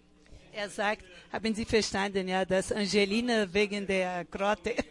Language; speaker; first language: German; non-native, fluent; Portuguese